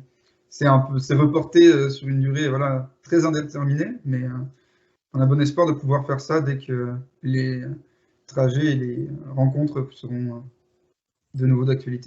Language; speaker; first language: French; native; French